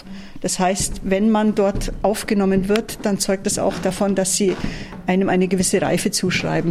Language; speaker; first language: German; native; German